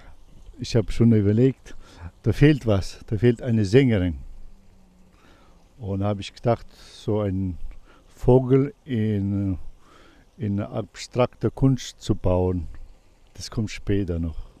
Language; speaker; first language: German; non-native, learner; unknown